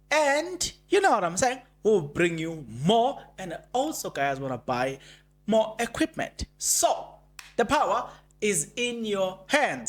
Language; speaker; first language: English; non-native, local second language; Zulu